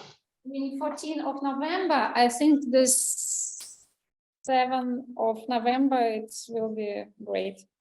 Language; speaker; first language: English; non-native, learner; Russian